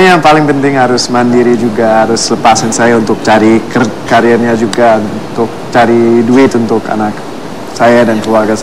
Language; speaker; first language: Indonesian; non-native, fluent; English